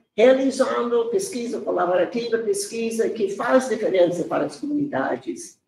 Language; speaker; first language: Portuguese; non-native, fluent; English